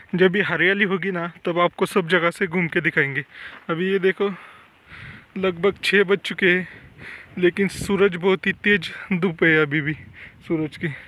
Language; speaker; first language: Hindi; non-native, local second language; Marathi